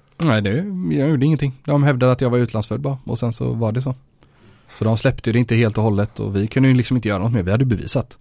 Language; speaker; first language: Swedish; native; Swedish